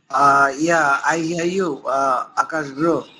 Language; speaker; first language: English; non-native, local second language; Bangla